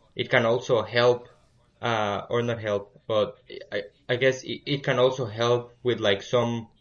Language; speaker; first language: English; early bilingual, other home language; Spanish